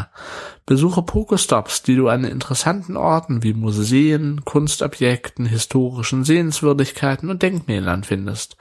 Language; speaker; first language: German; native; German